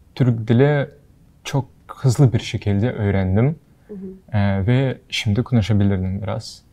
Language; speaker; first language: Turkish; non-native, learner; Kazakh